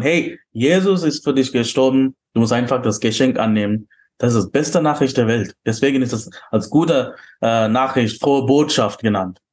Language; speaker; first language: German; non-native, fluent; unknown